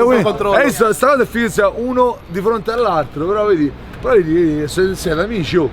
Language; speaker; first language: Italian; native; Italian